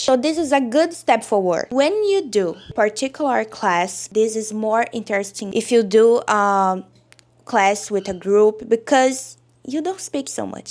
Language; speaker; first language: English; non-native, learner; Portuguese